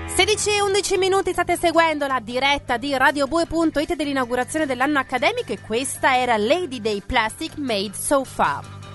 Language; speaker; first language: Italian; native; Italian